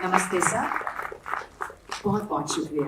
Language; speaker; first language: Hindi; native; Hindi